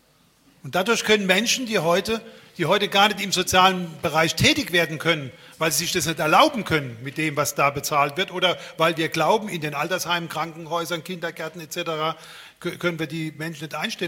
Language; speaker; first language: German; native; German